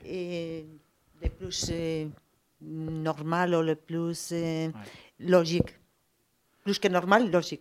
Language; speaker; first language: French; non-native, learner; Spanish